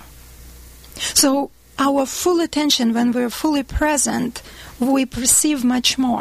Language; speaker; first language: English; non-native, fluent; Russian